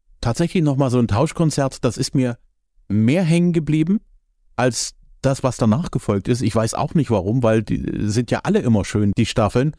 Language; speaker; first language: German; native; German